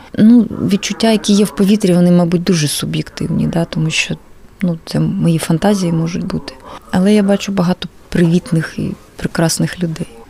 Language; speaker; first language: Ukrainian; non-native, local second language; Russian